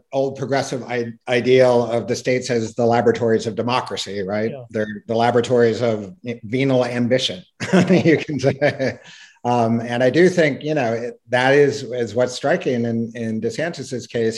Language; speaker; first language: English; native; English